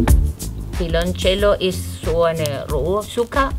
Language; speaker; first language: German; non-native, fluent; Spanish